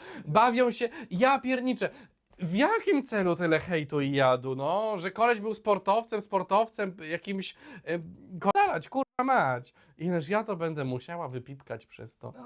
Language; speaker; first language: Polish; native; Polish